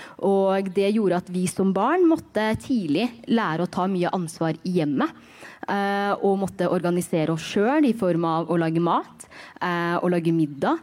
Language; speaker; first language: Norwegian; early bilingual, other home language; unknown